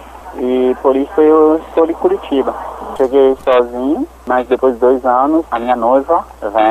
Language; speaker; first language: Portuguese; non-native, learner; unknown